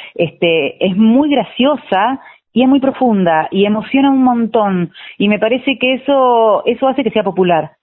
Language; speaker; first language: Spanish; native; Spanish